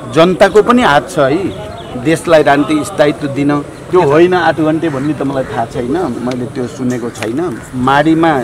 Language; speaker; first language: Nepali; native; Nepali